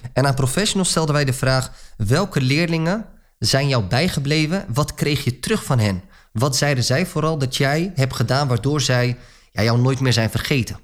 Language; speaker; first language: Dutch; early bilingual, other home language; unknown